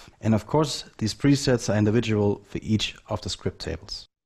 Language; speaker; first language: English; non-native, fluent; German